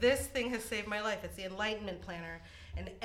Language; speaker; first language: English; non-native, local second language; Filipino